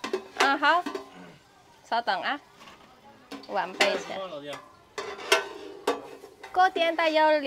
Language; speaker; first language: Chinese; non-native, fluent; Indonesian